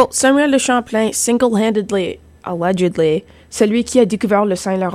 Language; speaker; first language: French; non-native, fluent; English